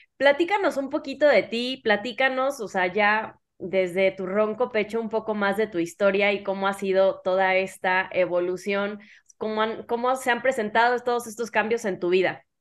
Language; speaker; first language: Spanish; native; Spanish